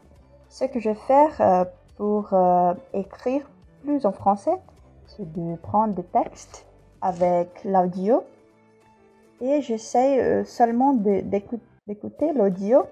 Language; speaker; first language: French; non-native, fluent; Portuguese